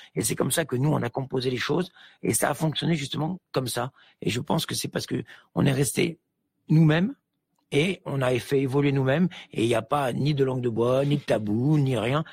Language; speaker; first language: French; native; French